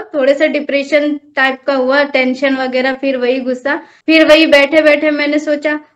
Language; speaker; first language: Hindi; native; Hindi